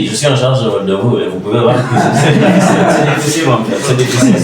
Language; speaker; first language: French; non-native, learner; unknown